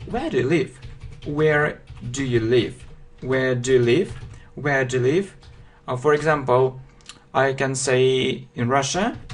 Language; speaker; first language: English; non-native, fluent; Russian